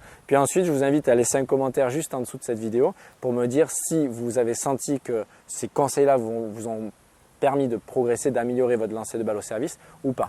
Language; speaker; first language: French; native; French